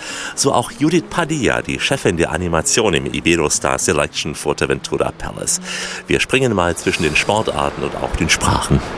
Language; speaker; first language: German; native; German